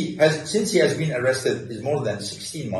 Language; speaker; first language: English; non-native, fluent; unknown